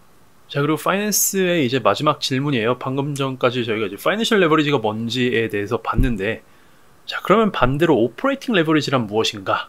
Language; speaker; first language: Korean; native; Korean